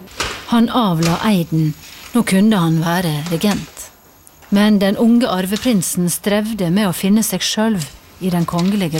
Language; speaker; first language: Norwegian; native; Norwegian